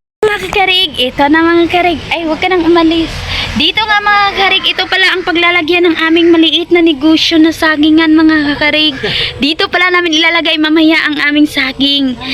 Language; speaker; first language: Filipino; non-native, local second language; Cebuano